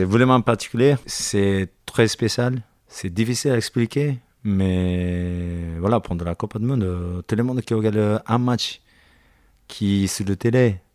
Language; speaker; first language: French; non-native, learner; Japanese